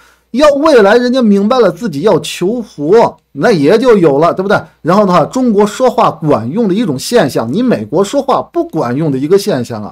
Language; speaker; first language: Chinese; native; Chinese